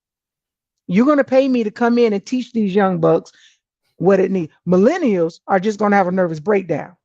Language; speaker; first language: English; native; English